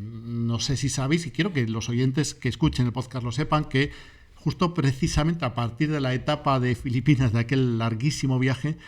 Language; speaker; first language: Spanish; native; Spanish